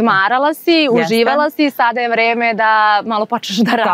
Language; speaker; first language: Serbian; native; Serbian